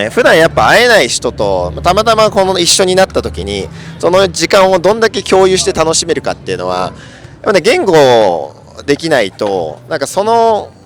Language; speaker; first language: Japanese; native; Japanese